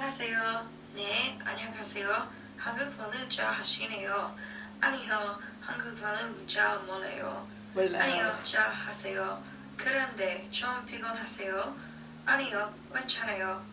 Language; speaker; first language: Korean; non-native, learner; English